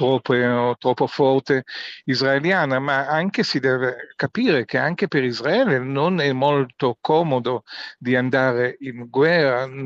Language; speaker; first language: Italian; non-native, fluent; Hebrew